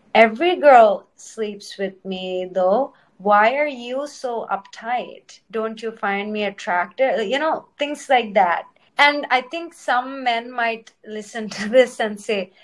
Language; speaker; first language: English; non-native, local second language; Telugu